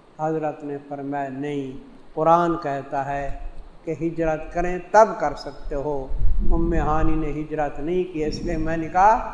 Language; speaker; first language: Urdu; non-native, local second language; Punjabi